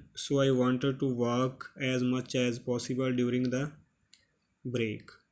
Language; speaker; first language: English; non-native, local second language; Punjabi